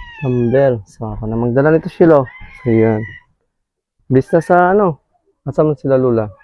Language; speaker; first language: Filipino; non-native, local second language; Cebuano